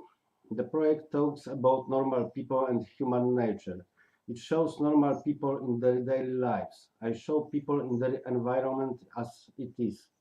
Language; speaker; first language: English; non-native, learner; Polish